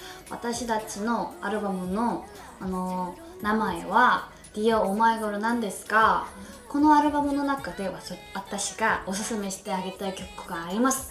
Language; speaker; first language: Japanese; non-native, learner; Korean